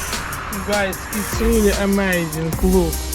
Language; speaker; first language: English; non-native, learner; Polish